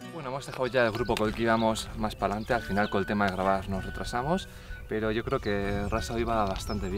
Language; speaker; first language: Spanish; native; Spanish